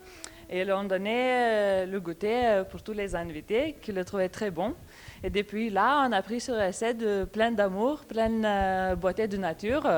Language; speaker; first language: French; non-native, fluent; Lithuanian